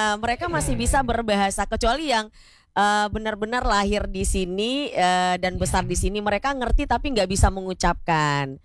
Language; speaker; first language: Indonesian; non-native, local second language; Minangkabau